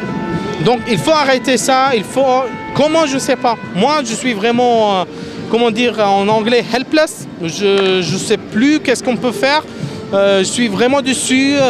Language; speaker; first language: French; non-native, fluent; Arabic